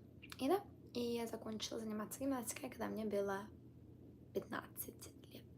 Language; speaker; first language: Russian; early bilingual, heritage; Russian